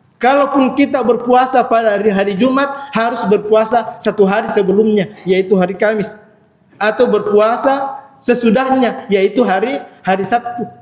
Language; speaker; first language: Malay; non-native, local second language; Buginese